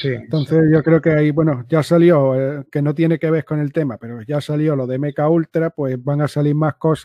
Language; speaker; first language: Spanish; native; Spanish